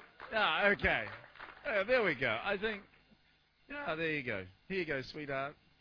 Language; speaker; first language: English; native; English